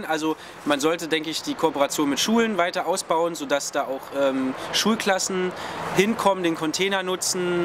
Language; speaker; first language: German; native; German